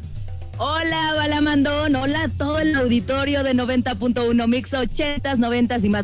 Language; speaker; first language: Spanish; native; Spanish